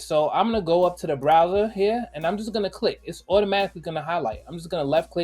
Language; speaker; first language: English; native; English